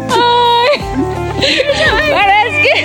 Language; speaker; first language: Portuguese; native; Portuguese